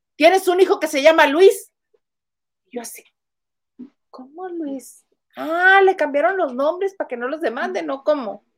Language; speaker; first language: Spanish; native; Spanish